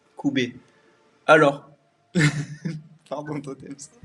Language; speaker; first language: French; native; French